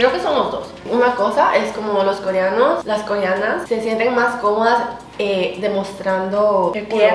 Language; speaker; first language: Spanish; early bilingual, heritage; Korean